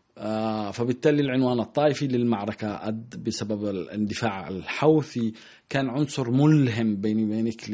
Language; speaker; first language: Arabic; native; Arabic